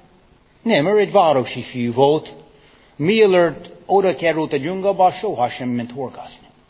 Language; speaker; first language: Hungarian; non-native, fluent; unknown